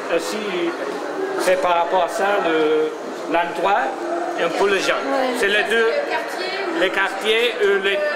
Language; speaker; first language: French; non-native, learner; Spanish